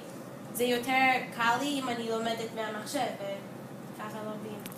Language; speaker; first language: Hebrew; early bilingual, other home language; English